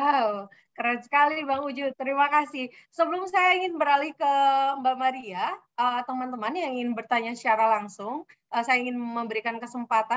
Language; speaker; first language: Indonesian; native; Indonesian